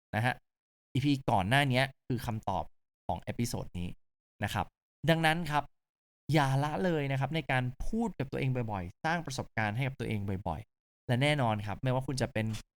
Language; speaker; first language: Thai; native; Thai